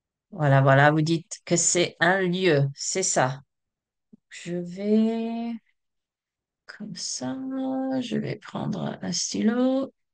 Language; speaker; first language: French; non-native, fluent; English